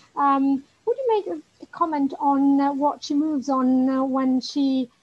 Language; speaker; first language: English; non-native, fluent; Italian